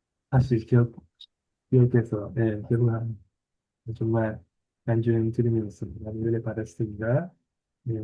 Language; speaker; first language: Korean; non-native, learner; Japanese